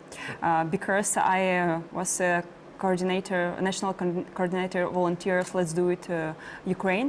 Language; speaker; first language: English; non-native, learner; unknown